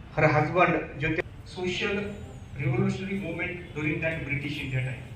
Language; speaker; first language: Telugu; non-native, local second language; Marathi